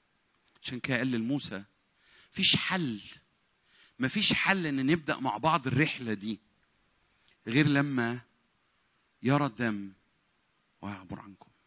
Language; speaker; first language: Arabic; native; Arabic